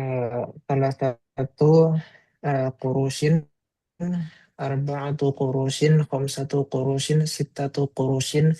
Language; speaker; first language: Arabic; non-native, learner; Indonesian